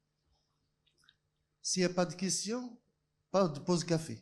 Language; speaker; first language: French; non-native, local second language; Arabic